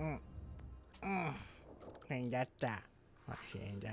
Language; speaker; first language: Japanese; non-native, learner; English